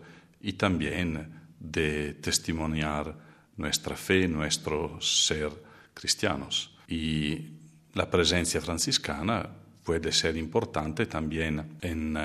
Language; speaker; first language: Spanish; non-native, fluent; Italian